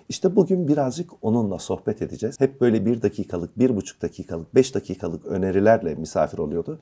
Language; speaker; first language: Turkish; native; Turkish